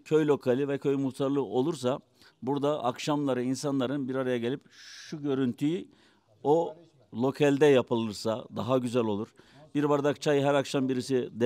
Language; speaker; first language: Turkish; native; Turkish